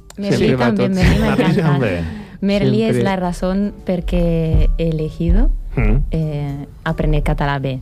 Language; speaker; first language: Catalan; non-native, learner; Italian